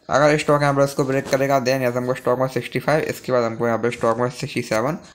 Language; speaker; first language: Hindi; native; Hindi